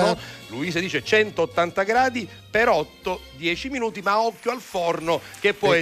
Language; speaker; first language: Italian; native; Italian